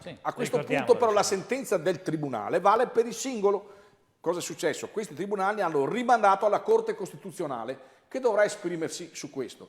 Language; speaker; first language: Italian; native; Italian